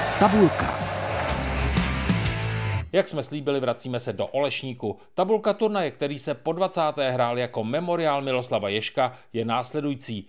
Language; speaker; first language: Czech; native; Czech